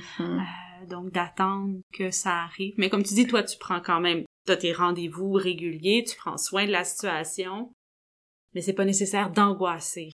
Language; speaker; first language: French; native; French